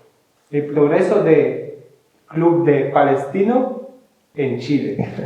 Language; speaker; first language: Spanish; non-native, fluent; Ukrainian